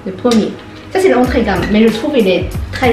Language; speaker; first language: French; non-native, learner; Chinese